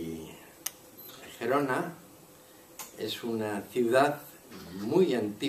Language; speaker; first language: Spanish; non-native, local second language; Catalan